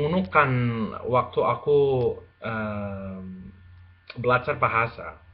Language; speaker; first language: Indonesian; non-native, learner; Spanish